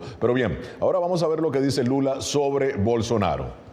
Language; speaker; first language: Spanish; native; Spanish